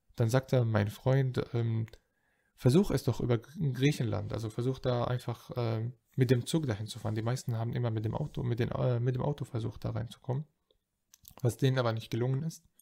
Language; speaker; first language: German; non-native, fluent; Arabic